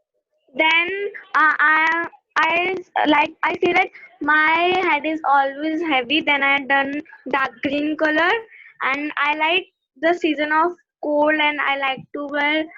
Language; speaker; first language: English; non-native, learner; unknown